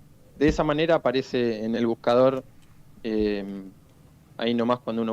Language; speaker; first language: Spanish; native; Spanish